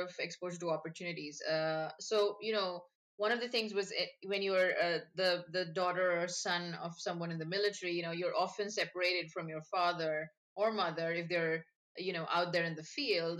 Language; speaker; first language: English; non-native, local second language; Bangla